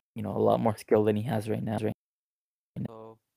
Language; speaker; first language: English; native; English